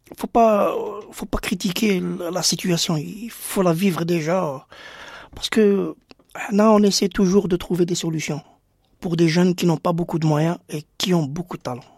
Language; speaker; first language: French; non-native, local second language; Arabic